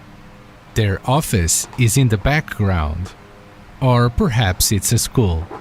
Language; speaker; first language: English; non-native, learner; Spanish